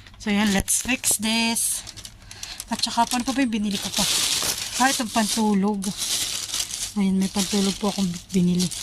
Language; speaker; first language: Filipino; native; Filipino